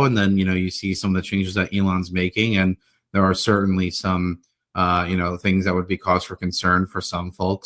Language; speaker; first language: English; native; English